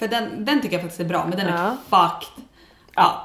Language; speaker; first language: Swedish; native; Swedish